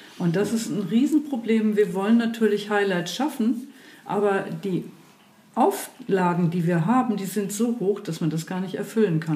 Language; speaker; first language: German; native; German